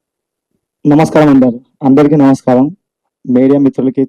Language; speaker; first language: Telugu; early bilingual, heritage; Telugu